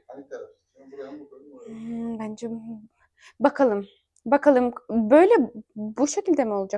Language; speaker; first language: Turkish; non-native, fluent; Ukrainian